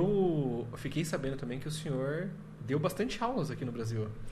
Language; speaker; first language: Portuguese; native; Portuguese